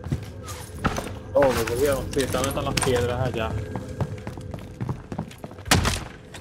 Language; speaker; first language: Spanish; native; Spanish